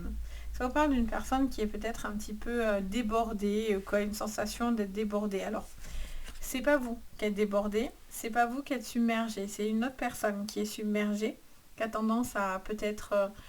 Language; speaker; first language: French; native; French